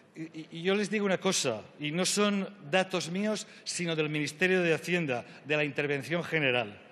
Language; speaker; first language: Spanish; native; Spanish